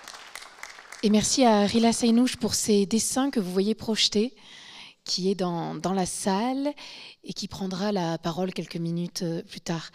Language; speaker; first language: French; native; French